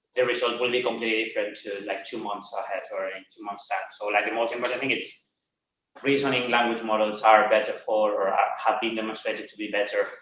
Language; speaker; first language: English; non-native, fluent; Catalan